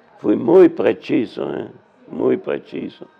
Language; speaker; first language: Spanish; non-native, learner; German